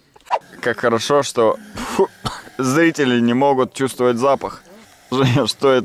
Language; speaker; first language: Russian; native; Russian